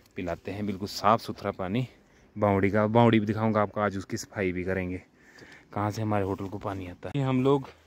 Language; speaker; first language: Hindi; native; Hindi